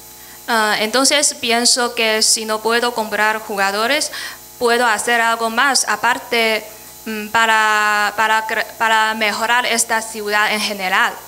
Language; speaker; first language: Spanish; non-native, fluent; Chinese